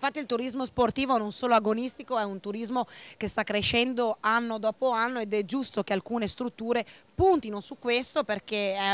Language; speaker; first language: Italian; native; Italian